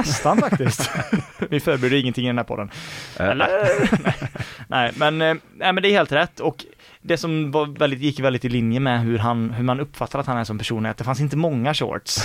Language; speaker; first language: Swedish; native; Swedish